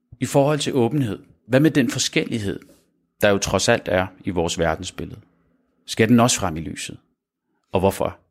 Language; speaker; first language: Danish; early bilingual, other home language; Arabic